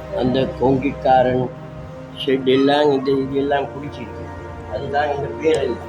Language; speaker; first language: Tamil; non-native, local second language; Sinhala